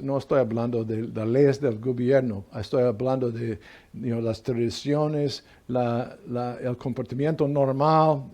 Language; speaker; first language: Spanish; non-native, fluent; English